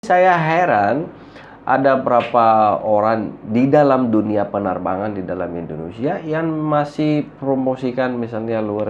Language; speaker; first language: Indonesian; non-native, fluent; Arabic